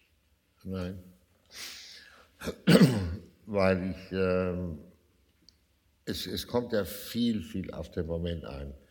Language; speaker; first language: German; non-native, fluent; Danish